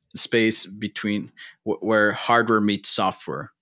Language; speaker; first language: English; non-native, fluent; Portuguese